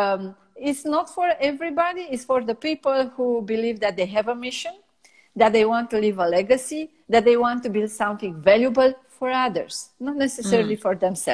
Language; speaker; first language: English; non-native, fluent; Romanian